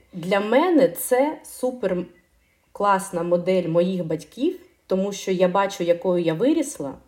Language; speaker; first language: Ukrainian; non-native, local second language; Russian